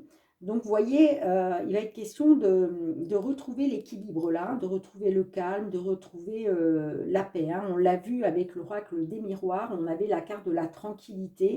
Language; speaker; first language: French; native; French